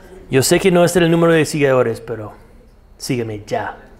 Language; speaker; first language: Spanish; non-native, fluent; English